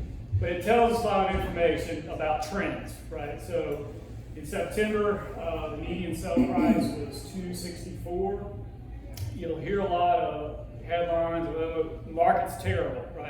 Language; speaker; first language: English; native; English